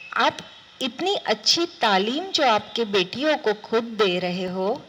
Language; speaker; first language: Hindi; non-native, local second language; Marathi